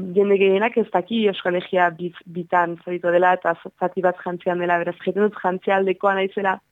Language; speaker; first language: Basque; native; Basque